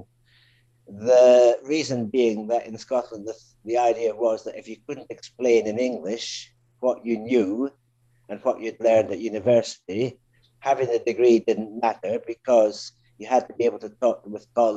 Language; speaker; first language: English; native; English